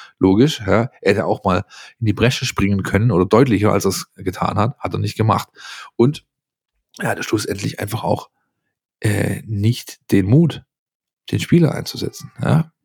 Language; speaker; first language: German; native; German